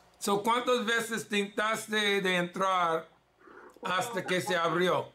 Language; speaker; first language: Spanish; early bilingual, heritage; English